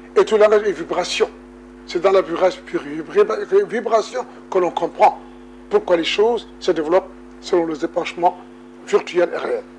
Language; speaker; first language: French; non-native, local second language; Wolof